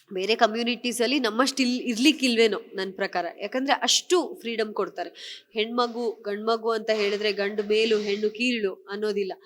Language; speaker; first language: Kannada; non-native, local second language; Kodava